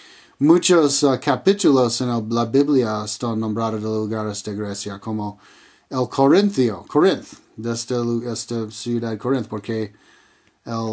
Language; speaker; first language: Spanish; non-native, learner; English